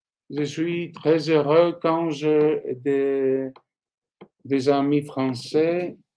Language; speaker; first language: French; non-native, learner; Greek